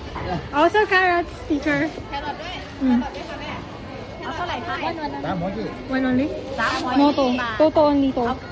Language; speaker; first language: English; non-native, local second language; Cebuano